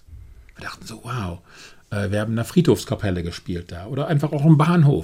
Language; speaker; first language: German; native; German